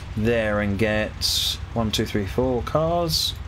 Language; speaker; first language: English; native; English